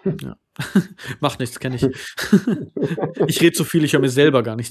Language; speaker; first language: German; native; German